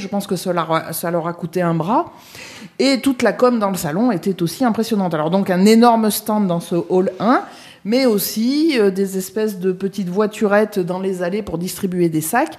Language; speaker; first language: French; native; French